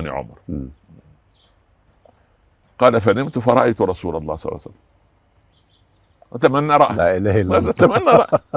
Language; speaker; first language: Arabic; native; Arabic